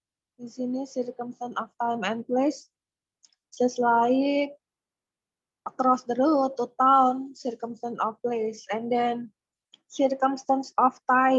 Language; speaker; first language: English; non-native, fluent; Indonesian